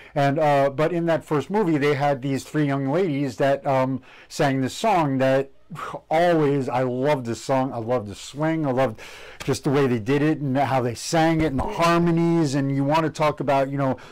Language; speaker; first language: English; native; English